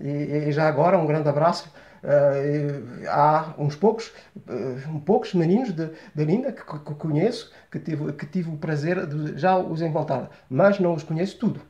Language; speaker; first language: Portuguese; early bilingual, heritage; Portuguese